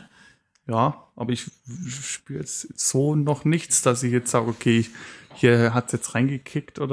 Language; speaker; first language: German; native; German